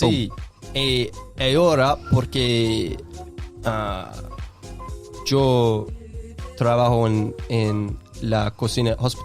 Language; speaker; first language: Spanish; non-native, learner; English